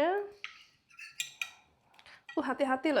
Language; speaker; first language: Indonesian; native; Indonesian